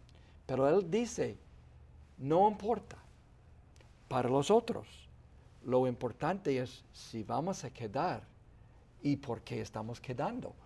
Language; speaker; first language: Spanish; non-native, fluent; English